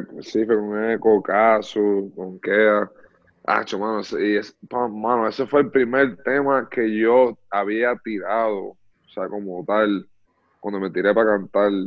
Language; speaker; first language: Spanish; early bilingual, heritage; Spanish